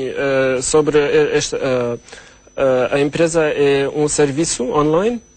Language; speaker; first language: Portuguese; non-native, learner; Arabic